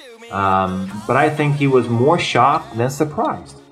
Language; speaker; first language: English; non-native, fluent; Chinese